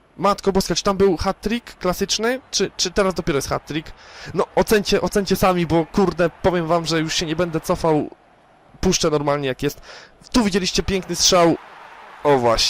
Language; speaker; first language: Polish; native; Polish